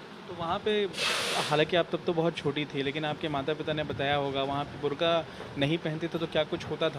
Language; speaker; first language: Hindi; native; Hindi